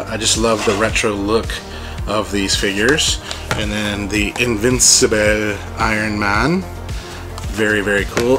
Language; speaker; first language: English; native; English